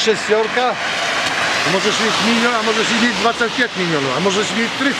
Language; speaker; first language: Russian; non-native, learner; Polish